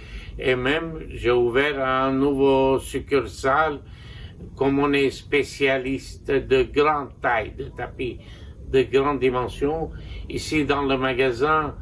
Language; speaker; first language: French; non-native, local second language; Armenian